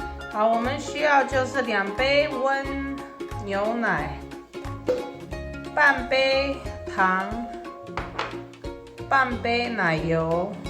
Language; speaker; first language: Chinese; early bilingual, heritage; Chinese